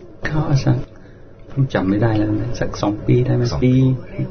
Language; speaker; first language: Thai; non-native, fluent; English